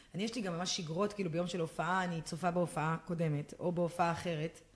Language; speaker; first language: Hebrew; native; Hebrew